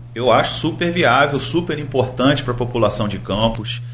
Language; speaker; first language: Portuguese; native; Portuguese